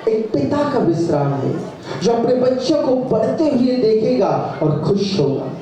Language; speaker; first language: Hindi; non-native, local second language; Bangla